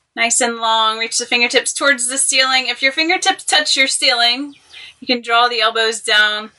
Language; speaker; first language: English; native; English